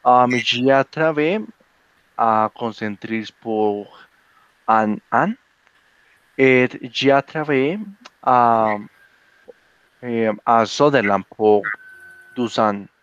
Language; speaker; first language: French; non-native, learner; Spanish